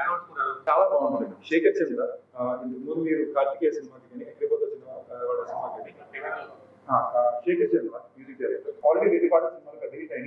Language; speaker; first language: Telugu; native; Telugu